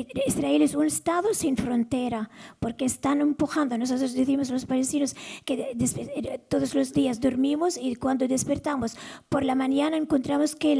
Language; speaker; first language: Spanish; non-native, fluent; Arabic